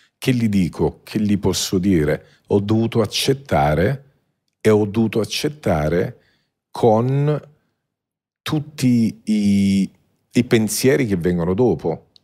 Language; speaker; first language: Italian; native; Italian